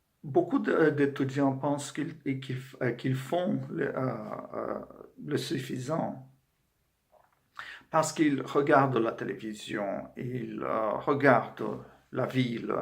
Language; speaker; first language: French; non-native, fluent; Portuguese